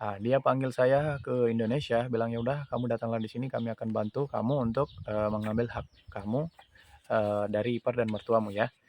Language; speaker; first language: Indonesian; non-native, fluent; Urdu